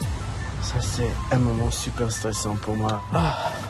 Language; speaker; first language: French; non-native, fluent; Hebrew